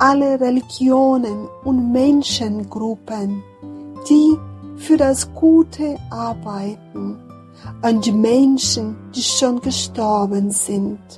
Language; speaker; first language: German; non-native, fluent; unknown